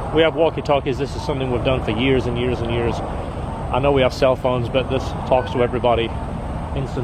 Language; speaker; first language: English; native; English